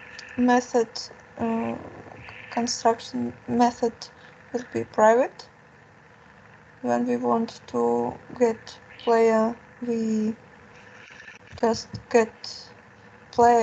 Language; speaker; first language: English; non-native, fluent; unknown